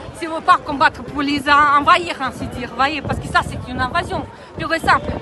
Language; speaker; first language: French; non-native, fluent; Russian